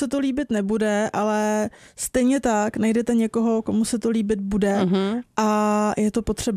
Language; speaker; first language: Czech; native; Czech